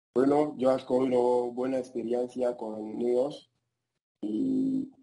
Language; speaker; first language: Spanish; non-native, fluent; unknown